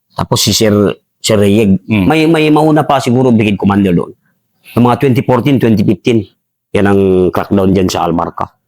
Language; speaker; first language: Filipino; non-native, local second language; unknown